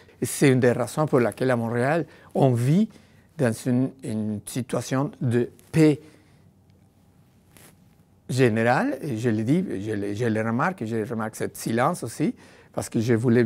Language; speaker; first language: French; non-native, fluent; Spanish